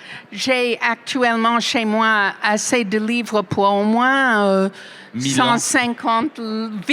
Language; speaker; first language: French; non-native, fluent; English